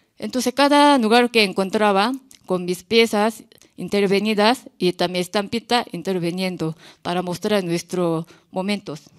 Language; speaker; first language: Spanish; non-native, learner; Korean